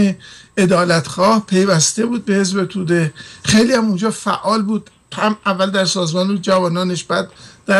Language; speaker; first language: Persian; native; Persian